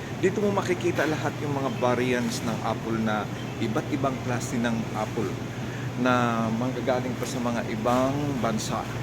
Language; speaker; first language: Filipino; non-native, local second language; Cebuano